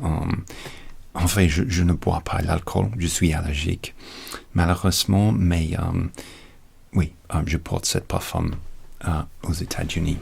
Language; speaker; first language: French; non-native, learner; English